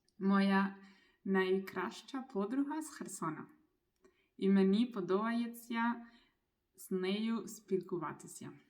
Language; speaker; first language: Ukrainian; non-native, learner; Spanish